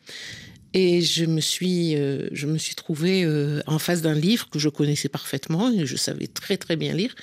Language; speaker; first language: French; non-native, local second language; Arabic